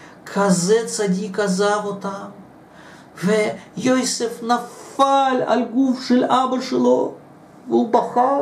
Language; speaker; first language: Hebrew; non-native, fluent; Russian